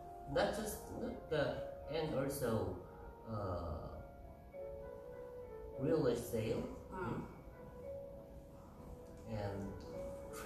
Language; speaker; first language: English; non-native, learner; Korean